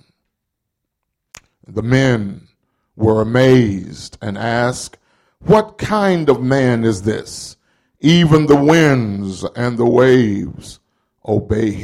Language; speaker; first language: English; native; English